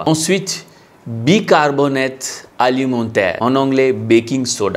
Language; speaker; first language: French; non-native, learner; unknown